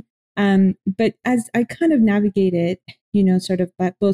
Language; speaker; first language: English; non-native, fluent; Persian